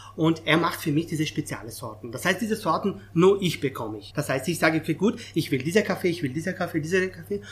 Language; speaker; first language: German; non-native, fluent; Persian